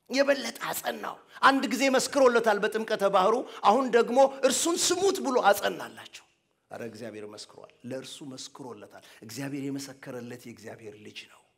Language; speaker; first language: Amharic; native; Amharic